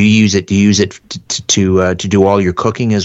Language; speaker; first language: English; native; English